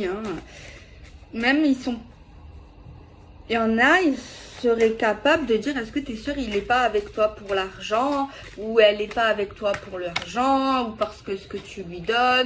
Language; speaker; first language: French; native; French